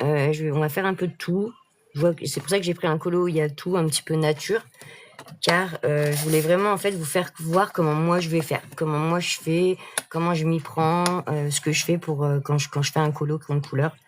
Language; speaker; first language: French; native; French